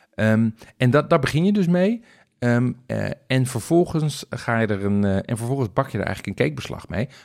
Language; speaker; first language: Dutch; native; Dutch